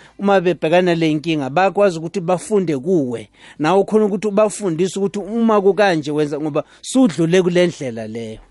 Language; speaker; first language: Zulu; non-native, local second language; Venda